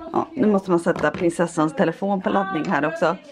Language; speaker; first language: Swedish; native; Swedish